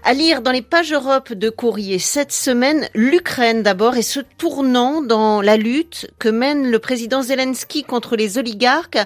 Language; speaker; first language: French; native; French